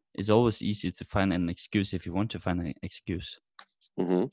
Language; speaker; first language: English; non-native, fluent; Norwegian